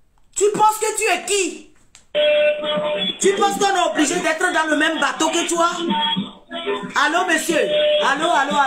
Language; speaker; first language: French; native; French